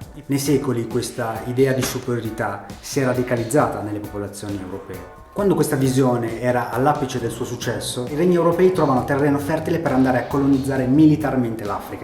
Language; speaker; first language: Italian; early bilingual, other home language; Tigrinya